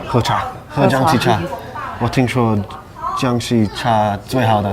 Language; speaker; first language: Chinese; non-native, learner; English